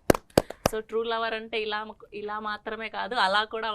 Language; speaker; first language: Telugu; native; Telugu